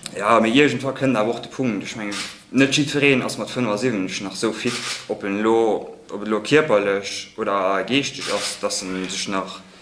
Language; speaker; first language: Luxembourgish; native; Luxembourgish